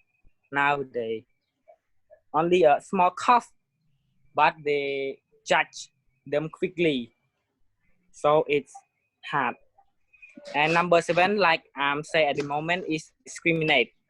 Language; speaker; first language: English; non-native, learner; Khmer